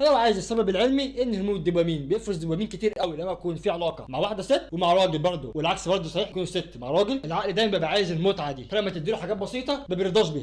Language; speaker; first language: Arabic; native; Arabic